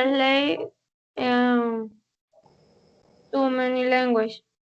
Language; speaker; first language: English; non-native, learner; Spanish